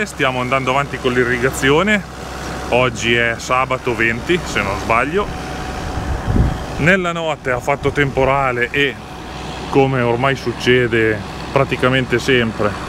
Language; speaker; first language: Italian; native; Italian